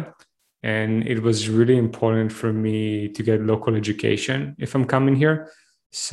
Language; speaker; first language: English; non-native, fluent; Hebrew